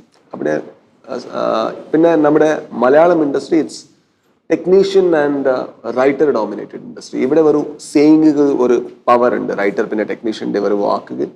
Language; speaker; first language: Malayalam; non-native, learner; Kannada